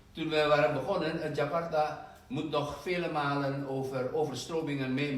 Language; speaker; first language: Dutch; non-native, fluent; Indonesian